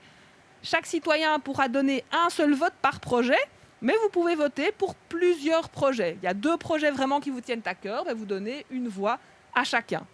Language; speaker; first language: French; native; French